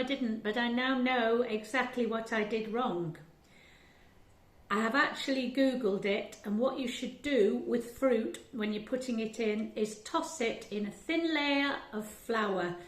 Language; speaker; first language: English; native; English